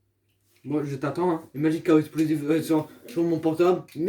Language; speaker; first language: French; native; French